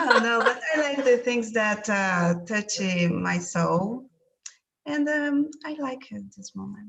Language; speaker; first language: English; non-native, learner; Portuguese